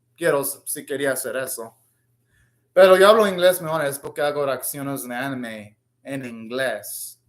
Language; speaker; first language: Spanish; non-native, learner; English